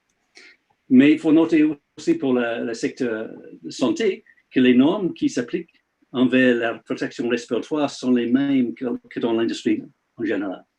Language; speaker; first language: French; non-native, learner; English